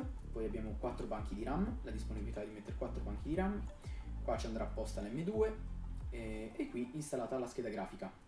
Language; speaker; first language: Italian; native; Italian